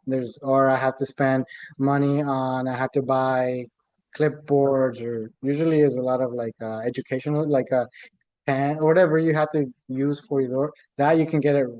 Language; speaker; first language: English; early bilingual, other home language; Spanish